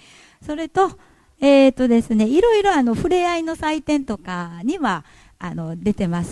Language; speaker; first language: Japanese; native; Japanese